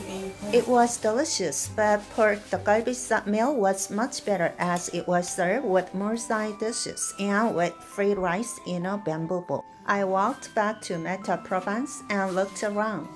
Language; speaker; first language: English; non-native, fluent; Korean